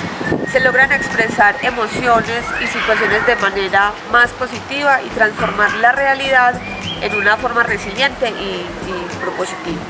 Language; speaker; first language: Spanish; native; Spanish